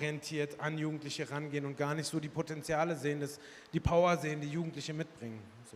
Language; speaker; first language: German; early bilingual, other home language; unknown